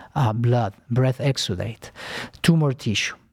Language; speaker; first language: English; non-native, fluent; Spanish